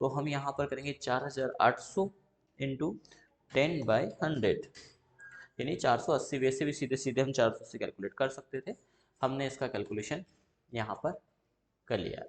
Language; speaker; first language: Hindi; native; Hindi